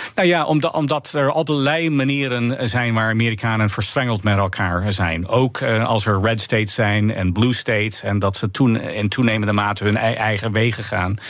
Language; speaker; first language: Dutch; non-native, fluent; English